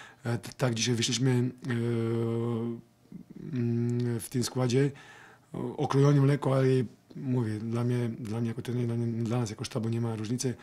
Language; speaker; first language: Polish; non-native, fluent; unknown